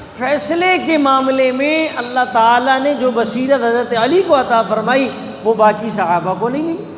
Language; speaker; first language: Urdu; non-native, local second language; Pashto